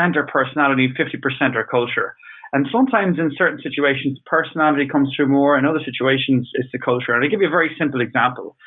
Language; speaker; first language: English; native; English